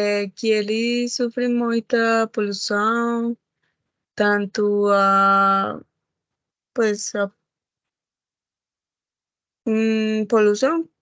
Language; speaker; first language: Portuguese; non-native, learner; Spanish